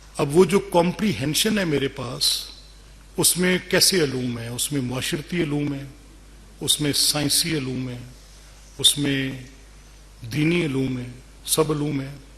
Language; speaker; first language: Urdu; non-native, local second language; Punjabi